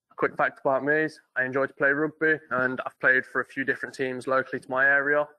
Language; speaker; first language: English; native; English